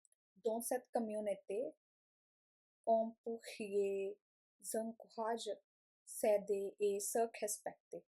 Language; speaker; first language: French; non-native, learner; Punjabi